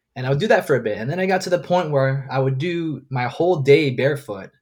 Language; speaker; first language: English; non-native, local second language; Cantonese